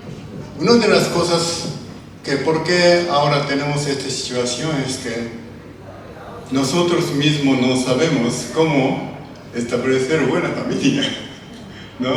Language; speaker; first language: Spanish; non-native, learner; Japanese